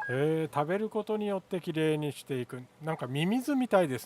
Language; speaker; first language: Japanese; native; Japanese